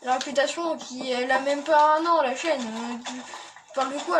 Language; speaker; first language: French; native; French